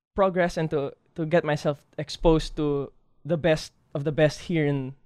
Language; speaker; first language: English; non-native, local second language; Filipino